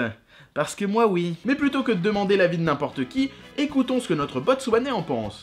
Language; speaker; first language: French; native; French